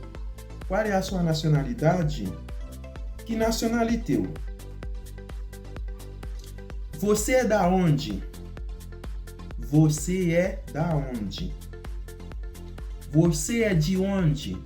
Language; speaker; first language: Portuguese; non-native, learner; Haitian Creole